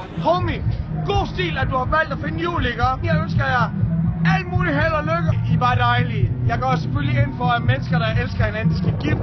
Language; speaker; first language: Danish; native; Danish